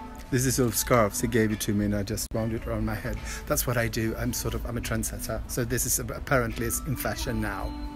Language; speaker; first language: English; non-native, fluent; Swedish